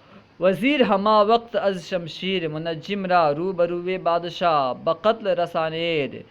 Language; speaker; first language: Persian; non-native, fluent; Urdu